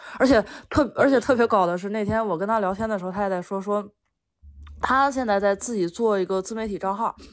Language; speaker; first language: Chinese; native; Chinese